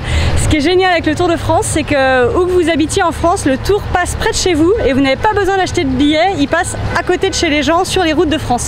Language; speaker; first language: French; native; French